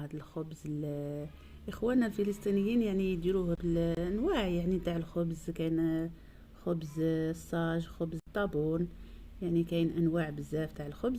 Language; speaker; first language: Arabic; native; Arabic